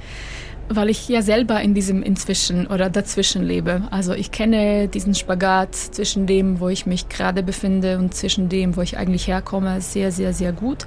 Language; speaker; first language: German; non-native, fluent; Croatian